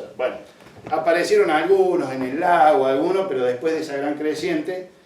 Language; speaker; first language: Spanish; native; Spanish